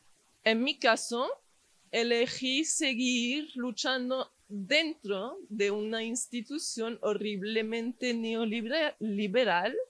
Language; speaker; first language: Spanish; non-native, fluent; English